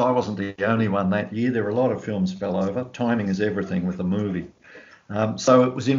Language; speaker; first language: English; native; English